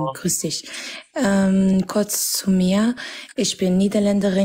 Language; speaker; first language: German; non-native, fluent; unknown